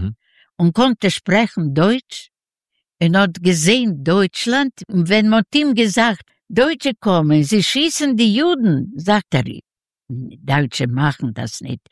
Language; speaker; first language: German; non-native, learner; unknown